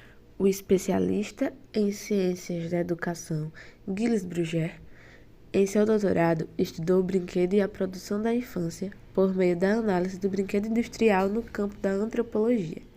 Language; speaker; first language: Portuguese; native; Portuguese